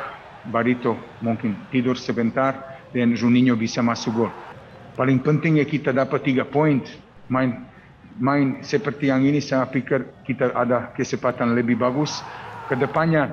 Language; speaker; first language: Indonesian; non-native, fluent; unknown